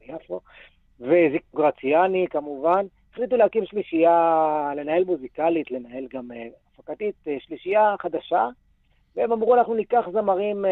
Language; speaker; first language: Hebrew; native; Hebrew